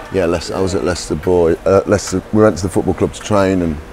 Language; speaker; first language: English; native; English